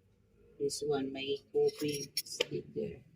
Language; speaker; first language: English; non-native, learner; Filipino